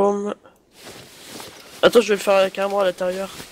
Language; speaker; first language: French; native; French